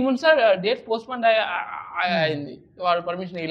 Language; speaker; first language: Telugu; non-native, local second language; Tamil